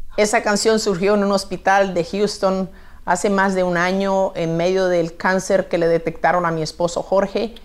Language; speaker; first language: Spanish; native; Spanish